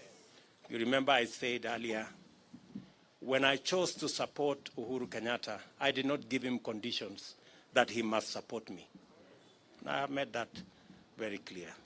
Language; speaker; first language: English; non-native, local second language; Kalenjin